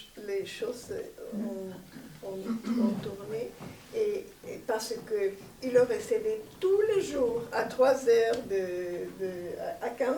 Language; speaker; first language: French; non-native, fluent; Spanish